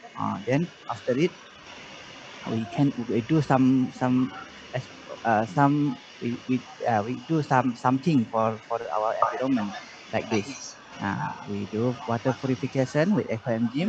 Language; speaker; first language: English; non-native, learner; Indonesian